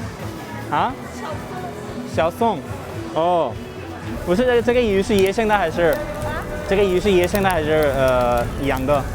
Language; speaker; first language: Chinese; non-native, learner; Urdu